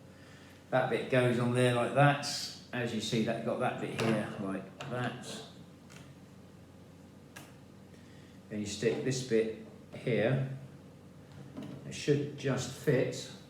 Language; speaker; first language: English; native; English